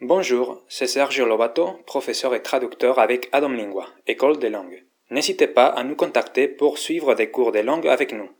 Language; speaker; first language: French; non-native, fluent; Spanish